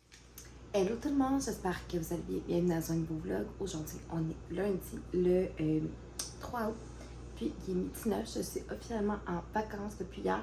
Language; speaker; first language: French; native; French